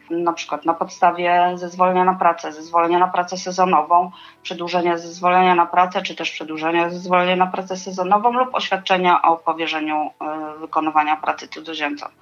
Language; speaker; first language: Polish; native; Polish